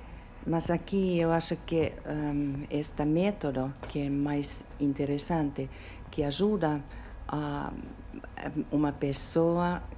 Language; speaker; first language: Portuguese; non-native, learner; Finnish